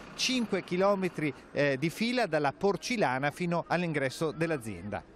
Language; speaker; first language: Italian; native; Italian